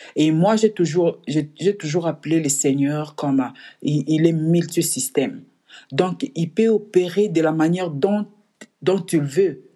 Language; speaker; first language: French; non-native, local second language; Lingala